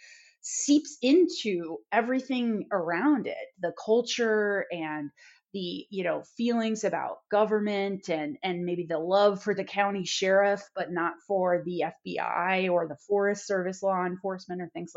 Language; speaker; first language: English; native; English